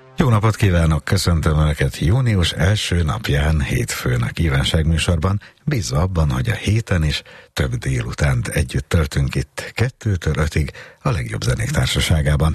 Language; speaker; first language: Hungarian; native; Hungarian